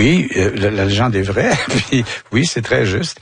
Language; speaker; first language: French; native; French